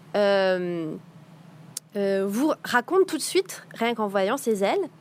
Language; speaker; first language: French; native; French